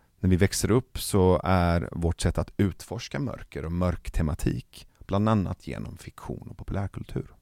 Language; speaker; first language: Swedish; early bilingual, other home language; Persian